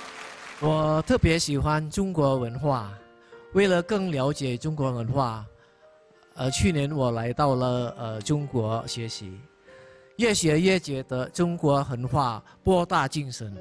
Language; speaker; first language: Chinese; non-native, fluent; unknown